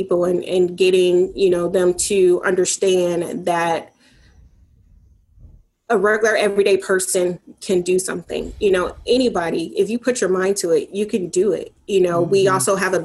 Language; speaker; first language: English; native; English